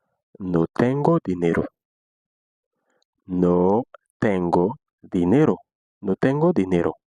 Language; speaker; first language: Spanish; non-native, fluent; Haitian Creole